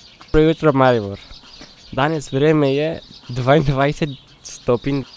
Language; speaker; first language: Slovenian; non-native, learner; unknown